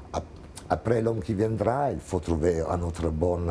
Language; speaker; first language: French; non-native, fluent; Italian